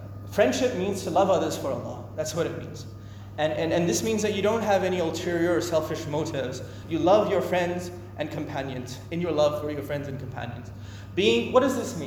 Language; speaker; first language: English; native; English